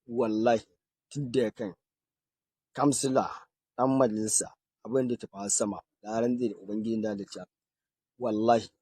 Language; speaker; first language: Hausa; native; Hausa